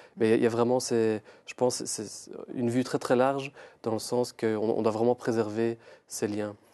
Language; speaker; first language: French; native; French